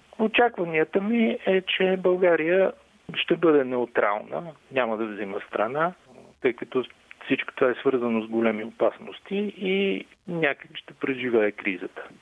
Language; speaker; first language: Bulgarian; native; Bulgarian